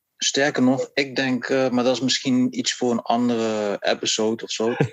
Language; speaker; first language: Dutch; native; Dutch